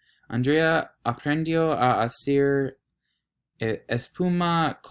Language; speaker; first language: Spanish; non-native, learner; English